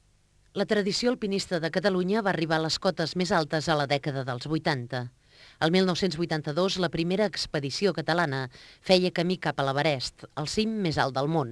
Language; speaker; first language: Catalan; native; Catalan